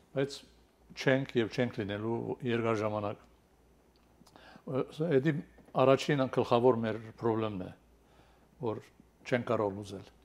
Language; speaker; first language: Armenian; early bilingual, heritage; Armenian